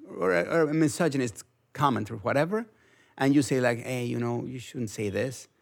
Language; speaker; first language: English; non-native, fluent; Spanish